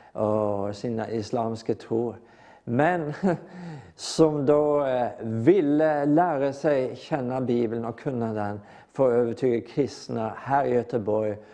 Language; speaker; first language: Swedish; non-native, fluent; Norwegian